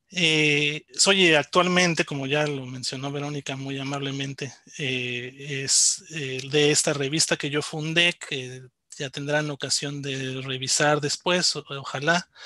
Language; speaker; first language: Spanish; native; Spanish